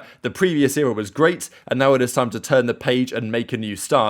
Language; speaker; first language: English; native; English